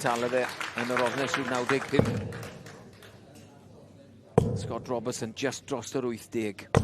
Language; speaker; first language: Welsh; native; Welsh